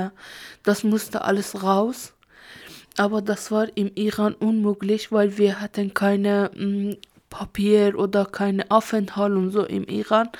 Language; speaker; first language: German; non-native, learner; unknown